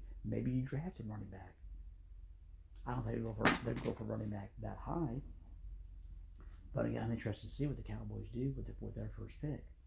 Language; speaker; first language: English; native; English